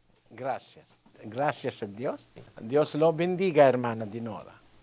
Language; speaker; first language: Spanish; non-native, fluent; Filipino